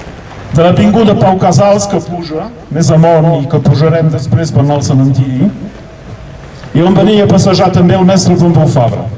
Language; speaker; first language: Catalan; non-native, local second language; French